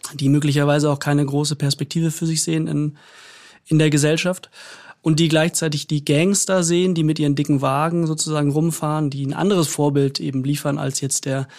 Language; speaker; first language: German; native; German